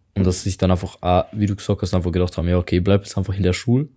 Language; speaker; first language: German; non-native, fluent; Hungarian